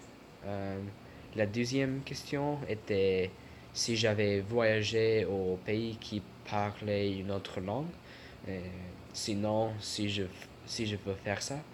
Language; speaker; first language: French; non-native, learner; English